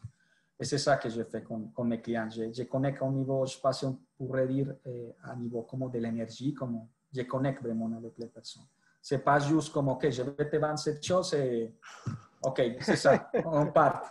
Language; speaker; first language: French; non-native, fluent; Spanish